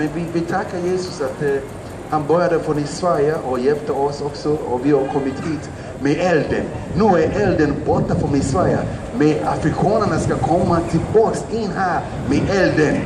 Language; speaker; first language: Swedish; non-native, fluent; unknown